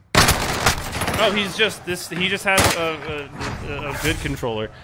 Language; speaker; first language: English; native; English